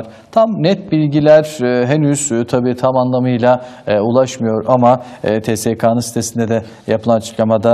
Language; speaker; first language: Turkish; native; Turkish